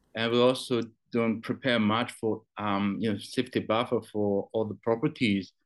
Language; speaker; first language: English; non-native, fluent; Chinese